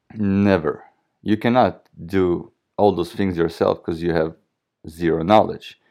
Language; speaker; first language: English; non-native, fluent; Russian